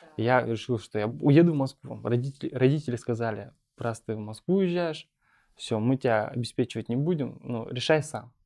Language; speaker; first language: Russian; non-native, local second language; Bashkir